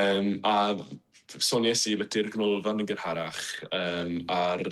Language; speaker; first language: Welsh; non-native, fluent; English